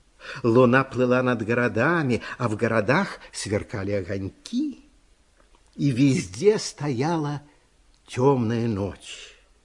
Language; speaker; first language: Russian; native; Russian